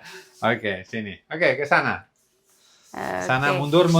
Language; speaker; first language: Indonesian; non-native, learner; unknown